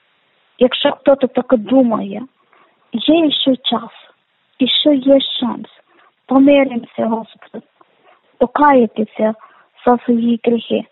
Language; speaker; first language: Ukrainian; non-native, learner; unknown